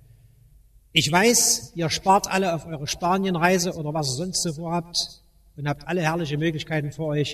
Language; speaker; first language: German; native; German